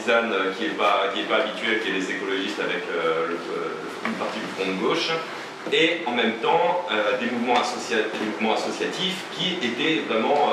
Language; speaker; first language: French; native; French